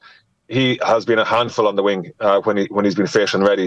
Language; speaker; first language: English; native; English